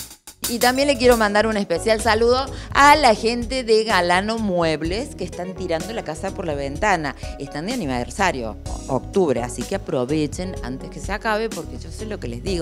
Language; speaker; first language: Spanish; native; Spanish